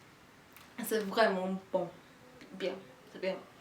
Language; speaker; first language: French; non-native, learner; Turkish